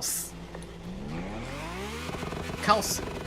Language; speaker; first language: Japanese; native; Japanese